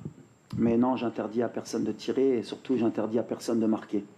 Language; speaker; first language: French; native; French